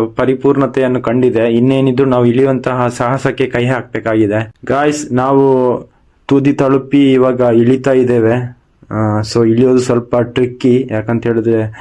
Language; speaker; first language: Kannada; non-native, local second language; Tulu